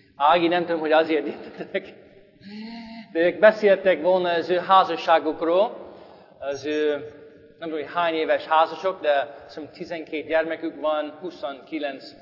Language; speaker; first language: Hungarian; non-native, learner; English